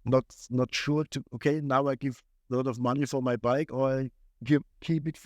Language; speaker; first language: English; non-native, fluent; German